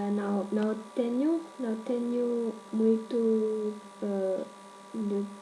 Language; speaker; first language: Portuguese; non-native, learner; Cantonese